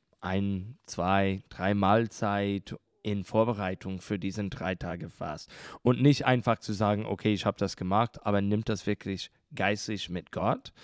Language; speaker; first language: German; non-native, learner; English